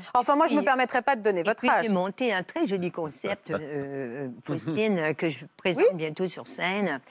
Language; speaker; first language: French; native; French